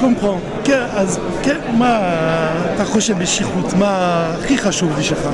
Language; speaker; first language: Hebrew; non-native, learner; French